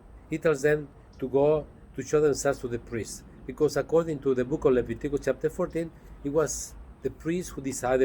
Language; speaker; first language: English; non-native, fluent; Spanish